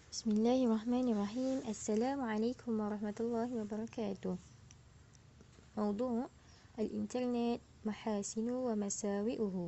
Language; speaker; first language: Arabic; non-native, learner; Malay